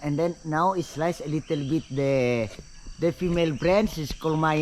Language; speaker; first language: English; non-native, fluent; Indonesian